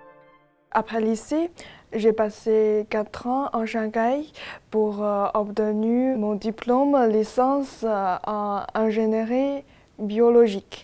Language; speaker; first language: French; non-native, learner; Chinese